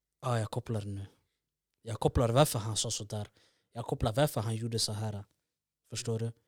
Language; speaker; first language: Swedish; early bilingual, other home language; Somali